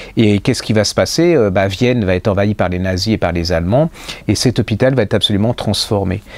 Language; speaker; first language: French; native; French